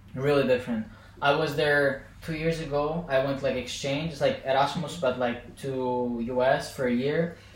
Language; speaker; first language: English; non-native, fluent; Azerbaijani